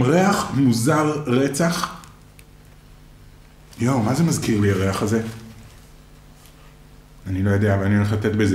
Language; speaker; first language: Hebrew; native; Hebrew